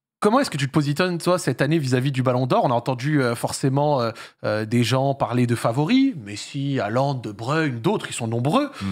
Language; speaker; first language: French; native; French